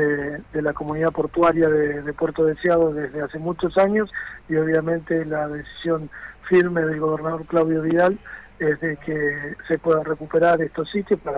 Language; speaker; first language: Spanish; native; Spanish